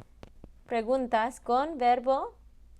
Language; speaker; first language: Spanish; early bilingual, heritage; Spanish